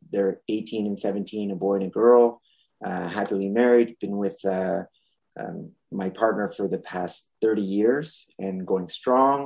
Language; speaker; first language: English; non-native, fluent; French